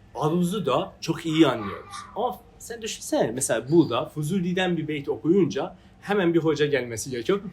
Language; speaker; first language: Turkish; non-native, fluent; Persian